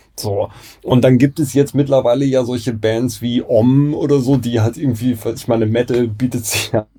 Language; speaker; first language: German; native; German